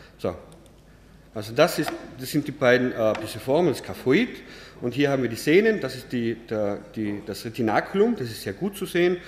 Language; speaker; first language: German; native; German